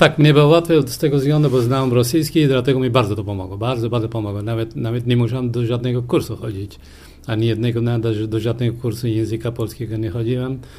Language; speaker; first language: Polish; non-native, fluent; Persian